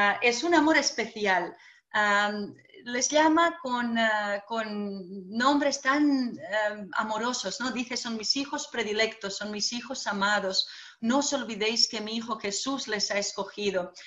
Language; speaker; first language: Spanish; non-native, fluent; Croatian